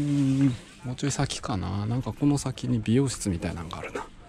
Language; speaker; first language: Japanese; native; Japanese